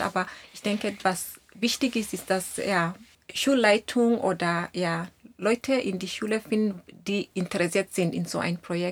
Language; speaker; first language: German; non-native, fluent; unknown